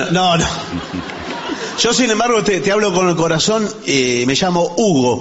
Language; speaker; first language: Spanish; native; Spanish